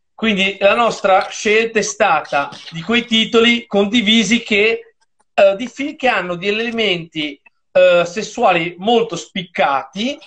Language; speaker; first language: Italian; native; Italian